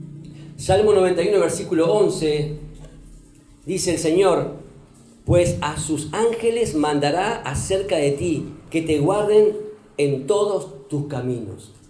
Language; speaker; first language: Spanish; native; Spanish